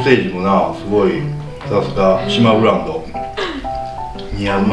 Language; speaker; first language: Japanese; native; Japanese